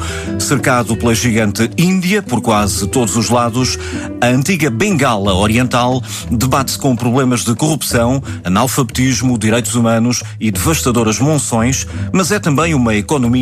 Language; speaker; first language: Portuguese; native; Portuguese